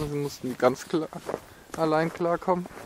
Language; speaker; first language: German; native; German